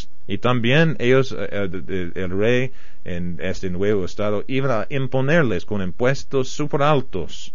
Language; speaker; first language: Spanish; non-native, fluent; English